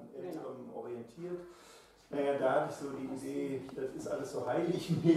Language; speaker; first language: German; native; German